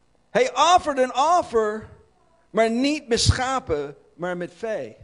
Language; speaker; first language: Dutch; non-native, learner; English